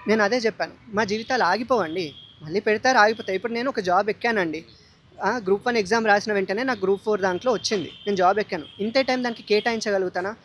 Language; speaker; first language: Telugu; native; Telugu